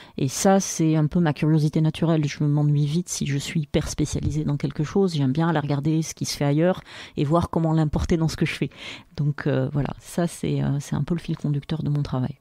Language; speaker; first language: French; non-native, local second language; Arabic